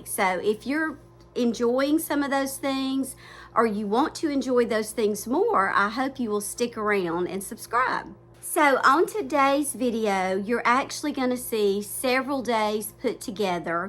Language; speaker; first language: English; native; English